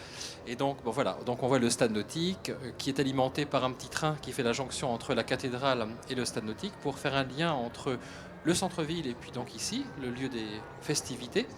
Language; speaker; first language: French; native; French